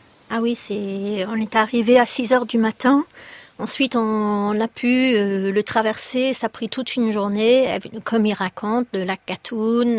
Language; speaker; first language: French; non-native, fluent; English